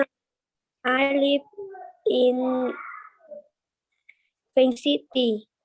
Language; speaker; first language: English; non-native, learner; Vietnamese